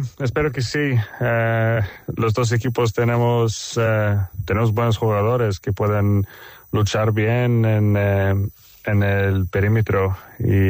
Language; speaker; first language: Spanish; non-native, fluent; Swedish